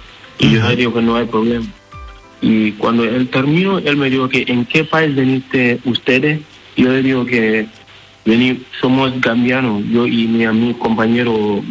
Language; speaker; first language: Spanish; non-native, learner; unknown